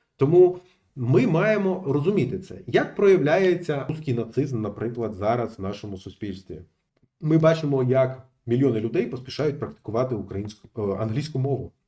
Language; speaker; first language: Ukrainian; non-native, local second language; Russian